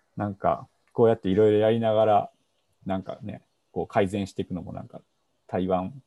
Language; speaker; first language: Japanese; native; Japanese